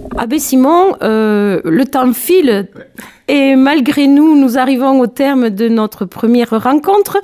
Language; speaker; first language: French; native; French